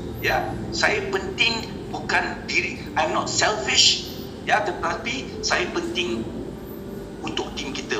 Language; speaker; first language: Indonesian; non-native, local second language; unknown